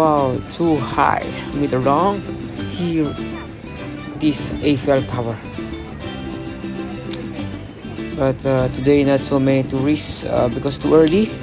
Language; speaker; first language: English; non-native, local second language; Filipino